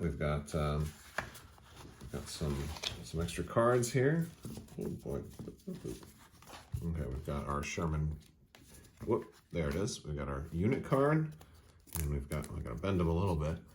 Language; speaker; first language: English; native; English